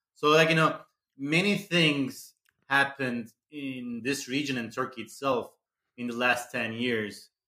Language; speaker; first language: English; non-native, fluent; Turkish